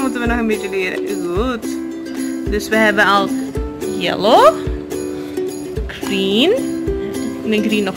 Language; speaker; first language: Dutch; non-native, fluent; Urdu